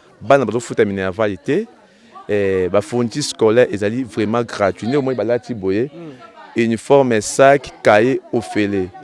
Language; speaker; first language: Lingala; native; Lingala